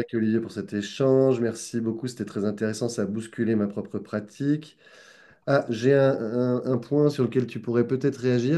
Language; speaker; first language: French; native; French